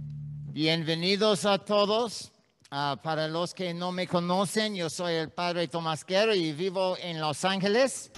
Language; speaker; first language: Spanish; non-native, learner; English